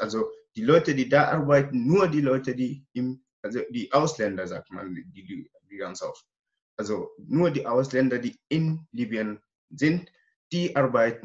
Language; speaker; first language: German; non-native, learner; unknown